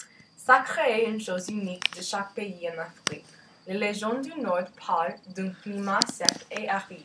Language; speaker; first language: French; non-native, learner; English